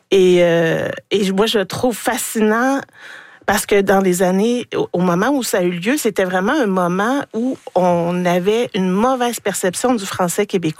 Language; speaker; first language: French; native; French